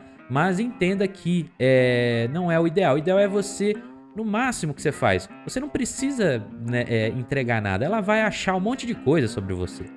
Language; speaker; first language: Portuguese; native; Portuguese